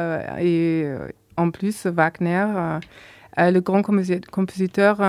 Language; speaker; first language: French; non-native, fluent; German